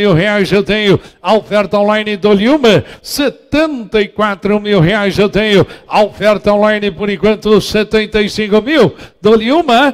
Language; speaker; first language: Portuguese; native; Portuguese